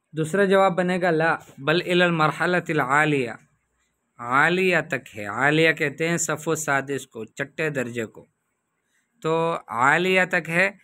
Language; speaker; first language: Urdu; native; Urdu